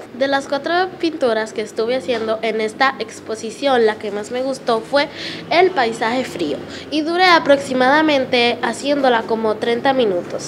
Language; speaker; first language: Spanish; native; Spanish